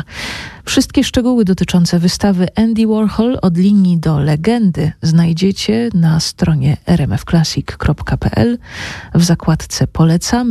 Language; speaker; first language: Polish; native; Polish